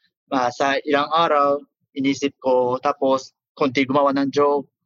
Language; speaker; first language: Filipino; non-native, learner; Japanese